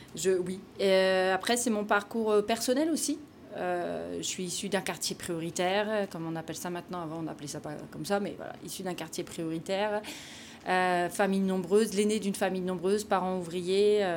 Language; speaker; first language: French; native; French